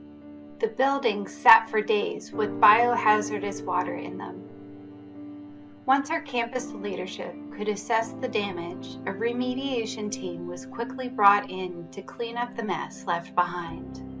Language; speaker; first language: English; native; English